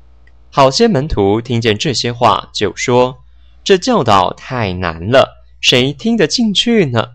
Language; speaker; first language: Chinese; native; Chinese